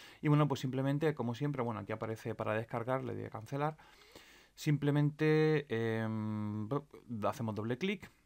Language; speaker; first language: Spanish; native; Spanish